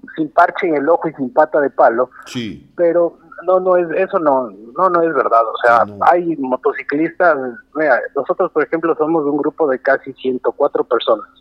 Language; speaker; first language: Spanish; native; Spanish